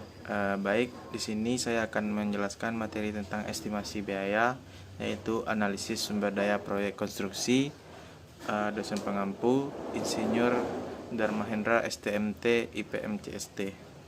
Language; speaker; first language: Indonesian; native; Indonesian